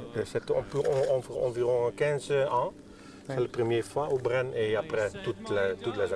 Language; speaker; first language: French; non-native, learner; Dutch